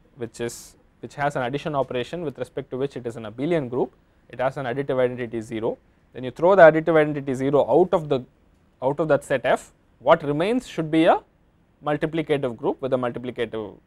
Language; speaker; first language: English; non-native, local second language; Tamil